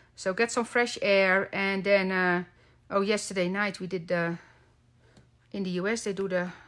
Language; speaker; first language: English; non-native, fluent; Dutch